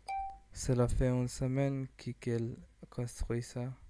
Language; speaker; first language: French; non-native, learner; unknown